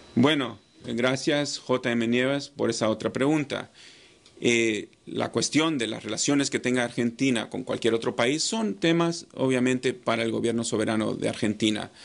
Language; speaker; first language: Spanish; non-native, fluent; English